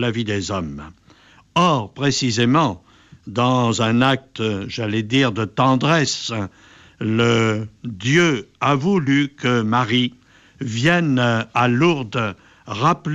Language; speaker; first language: French; native; French